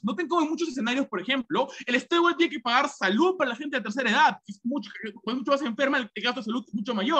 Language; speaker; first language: Spanish; native; Spanish